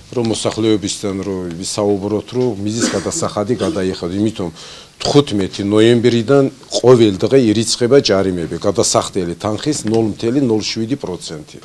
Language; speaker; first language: Georgian; non-native, local second language; Azerbaijani